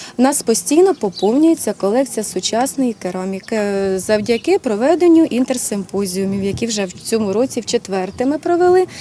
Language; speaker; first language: Ukrainian; native; Ukrainian